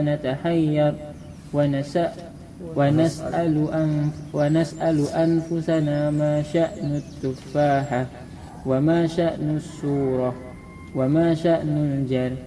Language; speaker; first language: Arabic; non-native, learner; Indonesian